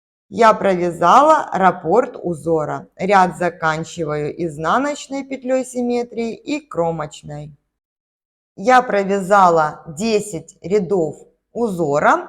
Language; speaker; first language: Russian; native; Russian